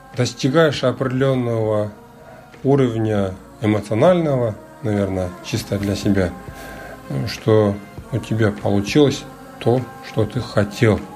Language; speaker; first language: Russian; early bilingual, other home language; Mongolian